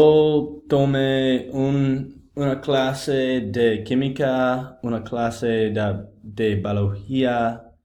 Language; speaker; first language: Spanish; non-native, learner; English